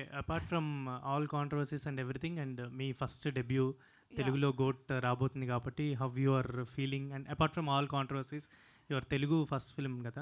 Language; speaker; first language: Telugu; native; Telugu